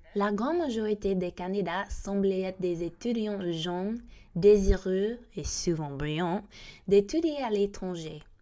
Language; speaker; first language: French; non-native, fluent; English